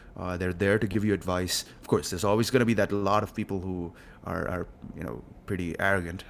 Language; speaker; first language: English; non-native, local second language; Telugu